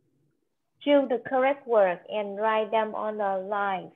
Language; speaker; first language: English; non-native, fluent; Vietnamese